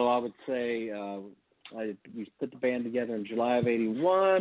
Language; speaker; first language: English; native; English